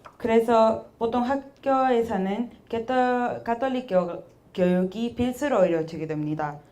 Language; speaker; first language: Korean; non-native, fluent; Spanish